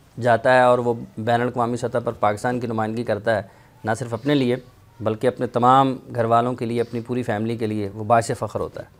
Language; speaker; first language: Urdu; non-native, local second language; Punjabi